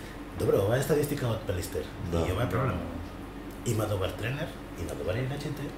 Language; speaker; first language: Macedonian; non-native, learner; Spanish